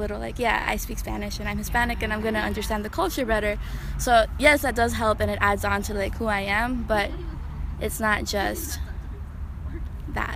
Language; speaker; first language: English; early bilingual, other home language; Spanish